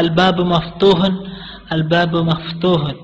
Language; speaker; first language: Arabic; non-native, fluent; Malayalam